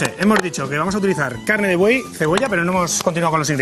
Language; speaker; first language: Spanish; native; Spanish